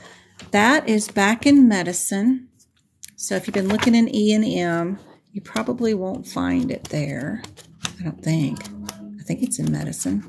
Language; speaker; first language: English; native; English